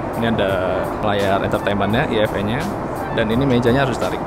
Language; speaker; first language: Indonesian; native; Indonesian